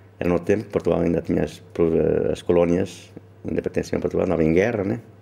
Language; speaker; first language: Portuguese; native; Portuguese